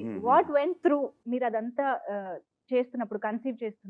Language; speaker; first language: Telugu; native; Telugu